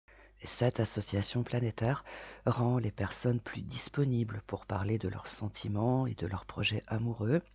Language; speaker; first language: French; native; French